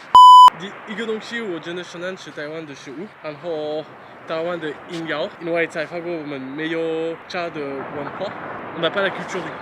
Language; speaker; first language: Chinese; non-native, learner; French